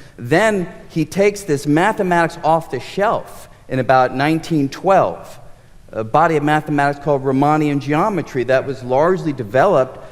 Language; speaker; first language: English; native; English